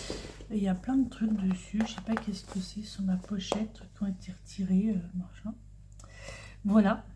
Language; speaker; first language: French; native; French